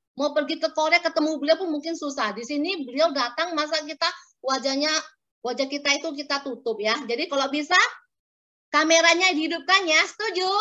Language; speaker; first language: Indonesian; native; Indonesian